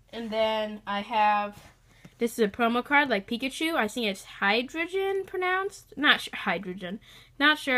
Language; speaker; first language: English; native; English